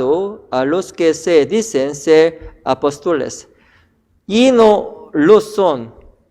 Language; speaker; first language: Spanish; non-native, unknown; Korean